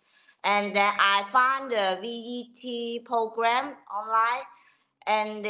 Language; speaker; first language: English; non-native, local second language; Cantonese